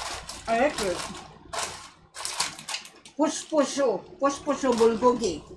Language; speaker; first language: English; non-native, local second language; Filipino